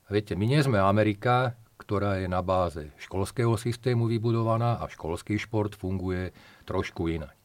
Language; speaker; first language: Slovak; native; Slovak